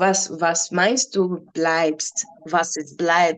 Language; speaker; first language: German; non-native, fluent; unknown